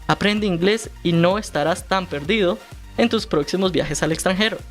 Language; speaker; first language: Spanish; native; Spanish